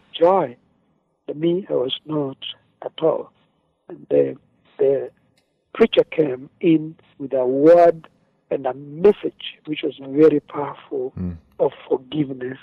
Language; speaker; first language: English; non-native, local second language; Kamba